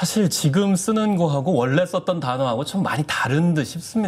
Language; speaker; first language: Korean; native; Korean